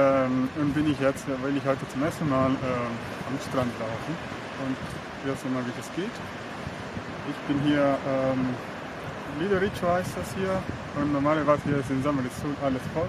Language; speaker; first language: German; non-native, learner; Italian